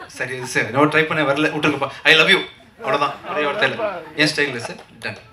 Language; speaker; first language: Tamil; native; Tamil